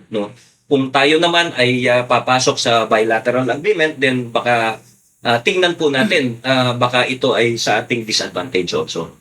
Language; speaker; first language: Filipino; non-native, local second language; Pampanga